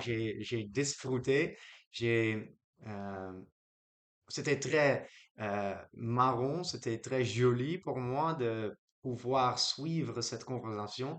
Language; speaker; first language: French; non-native, learner; Dutch